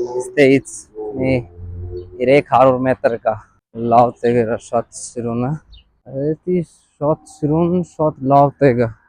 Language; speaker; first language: Armenian; non-native, learner; Hindi